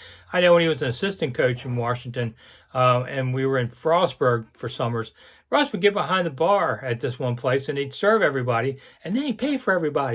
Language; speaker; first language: English; native; English